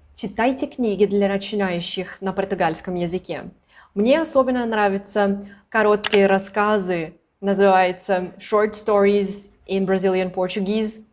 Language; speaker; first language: Russian; non-native, fluent; Portuguese